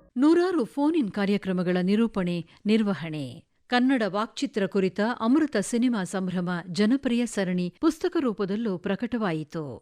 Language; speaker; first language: Kannada; native; Kannada